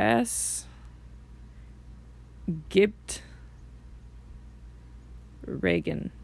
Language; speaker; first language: German; non-native, fluent; English